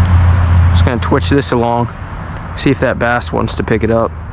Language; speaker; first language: English; native; English